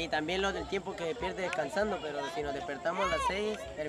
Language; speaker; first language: Spanish; native; Spanish